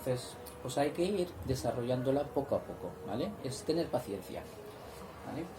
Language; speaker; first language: Spanish; non-native, fluent; Arabic